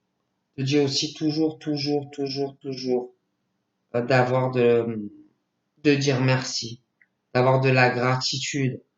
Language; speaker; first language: French; native; French